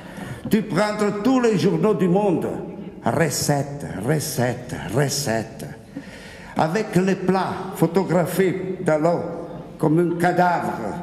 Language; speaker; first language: French; non-native, fluent; Italian